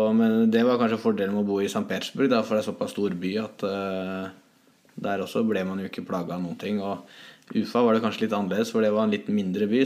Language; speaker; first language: Norwegian; native; Norwegian